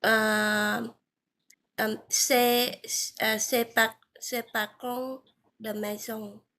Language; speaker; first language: French; non-native, learner; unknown